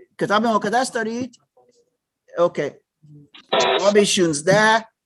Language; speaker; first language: Persian; non-native, learner; German